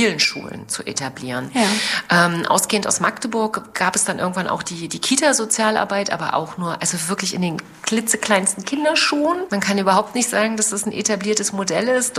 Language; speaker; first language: German; native; German